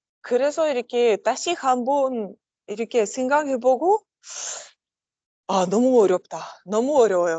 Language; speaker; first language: Korean; non-native, learner; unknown